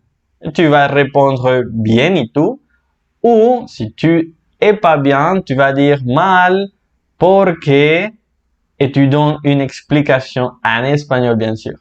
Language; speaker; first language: French; non-native, fluent; Spanish